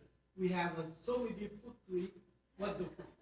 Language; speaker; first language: English; non-native, learner; Vietnamese